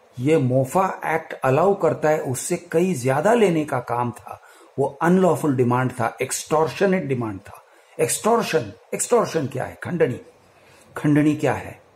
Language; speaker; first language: Hindi; non-native, local second language; Kannada